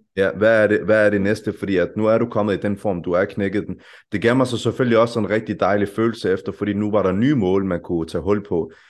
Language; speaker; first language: Danish; early bilingual, other home language; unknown